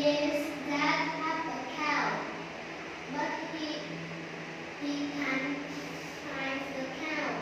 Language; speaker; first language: English; non-native, learner; Vietnamese